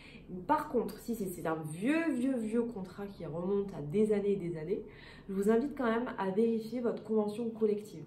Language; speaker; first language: French; native; French